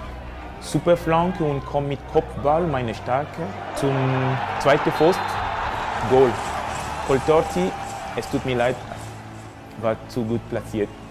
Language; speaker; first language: German; non-native, fluent; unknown